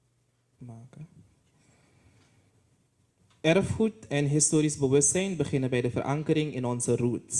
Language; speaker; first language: Dutch; native; Dutch